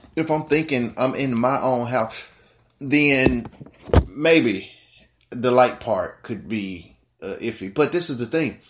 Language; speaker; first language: English; native; English